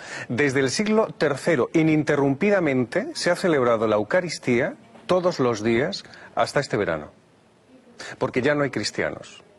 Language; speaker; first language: Spanish; native; Spanish